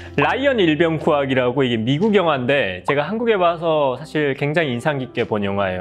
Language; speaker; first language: Korean; native; Korean